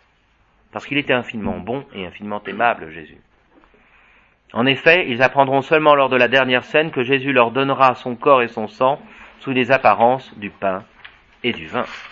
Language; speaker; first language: French; native; French